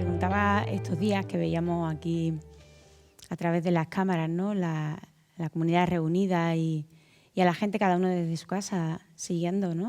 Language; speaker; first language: Spanish; native; Spanish